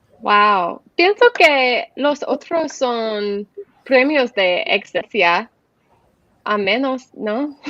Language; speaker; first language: Spanish; non-native, learner; English